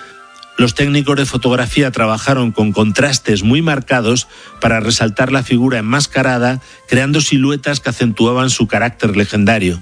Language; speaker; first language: Spanish; native; Spanish